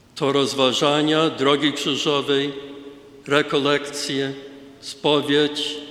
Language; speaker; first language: Polish; early bilingual, heritage; Polish